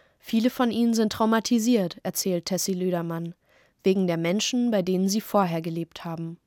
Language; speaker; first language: German; native; German